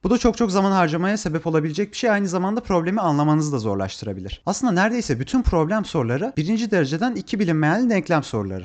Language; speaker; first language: Turkish; native; Turkish